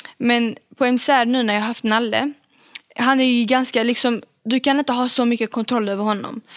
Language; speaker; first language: Swedish; early bilingual, other home language; Arabic